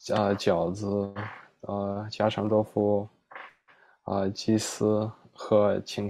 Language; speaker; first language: Chinese; early bilingual, heritage; Chinese